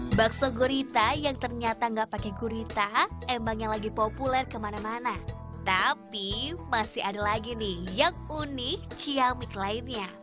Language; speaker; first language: Indonesian; native; Indonesian